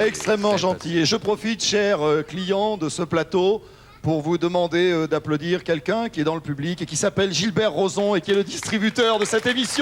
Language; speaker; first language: French; native; French